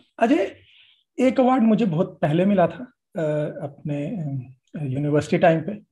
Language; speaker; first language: Hindi; native; Hindi